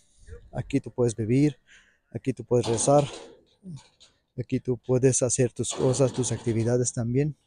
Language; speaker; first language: Spanish; non-native, fluent; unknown